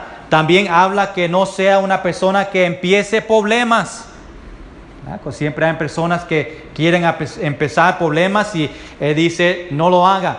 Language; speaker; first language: Spanish; early bilingual, heritage; Spanish